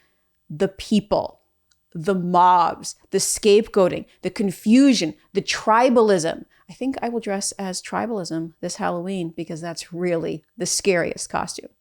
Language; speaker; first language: English; native; English